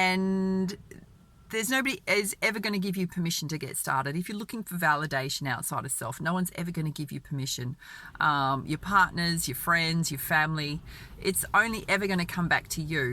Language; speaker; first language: English; native; English